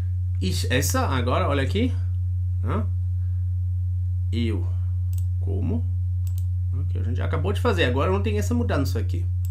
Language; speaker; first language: Portuguese; non-native, fluent; German